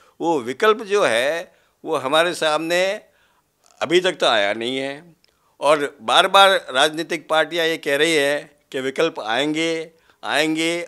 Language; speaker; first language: Hindi; native; Hindi